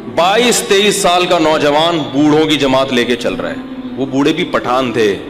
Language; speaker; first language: Urdu; native; Urdu